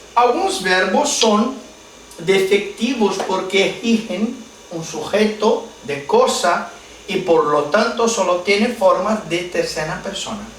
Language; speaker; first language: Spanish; non-native, fluent; Portuguese